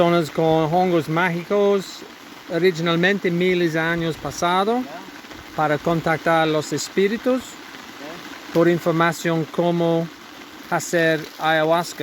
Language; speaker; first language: Spanish; non-native, learner; English